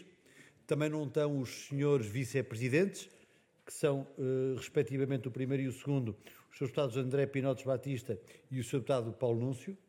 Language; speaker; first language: Portuguese; native; Portuguese